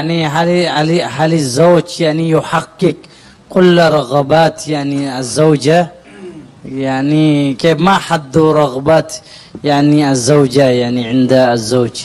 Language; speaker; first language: Arabic; non-native, learner; Indonesian